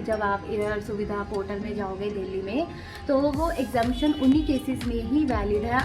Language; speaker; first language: Hindi; non-native, local second language; Punjabi